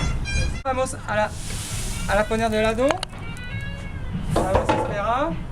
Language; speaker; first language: Spanish; non-native, learner; French